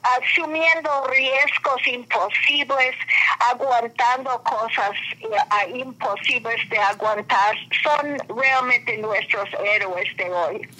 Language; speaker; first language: Spanish; non-native, fluent; English